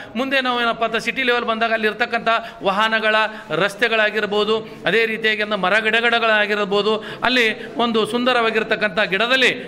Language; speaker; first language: Kannada; native; Kannada